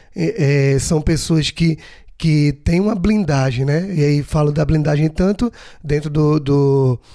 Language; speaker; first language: Portuguese; native; Portuguese